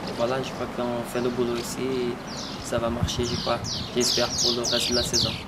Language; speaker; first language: French; non-native, fluent; Portuguese